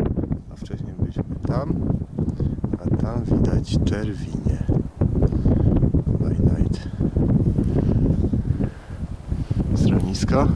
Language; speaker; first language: Polish; native; Polish